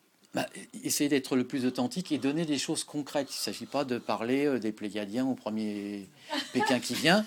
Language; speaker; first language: French; native; French